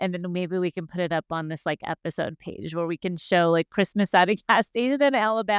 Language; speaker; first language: English; native; English